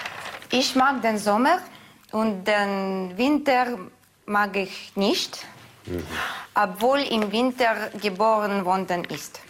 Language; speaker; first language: German; non-native, learner; Russian